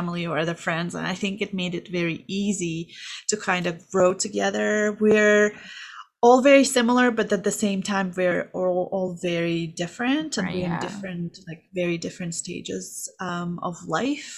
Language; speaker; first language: English; non-native, fluent; Kazakh